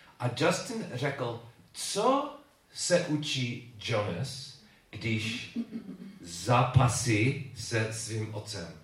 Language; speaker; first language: Czech; non-native, learner; English